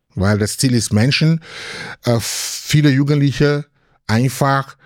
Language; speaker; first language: German; non-native, fluent; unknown